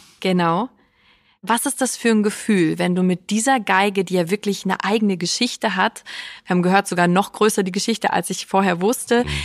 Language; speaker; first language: German; native; German